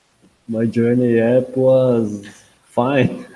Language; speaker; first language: English; non-native, learner; Portuguese